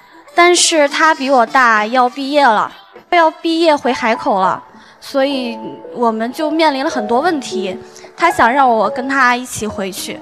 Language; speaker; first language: Chinese; native; Chinese